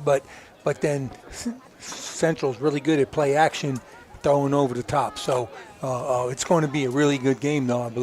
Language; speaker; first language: English; native; English